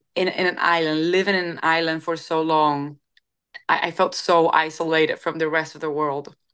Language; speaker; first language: English; non-native, fluent; Spanish